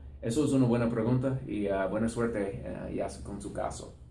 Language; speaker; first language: Spanish; non-native, fluent; English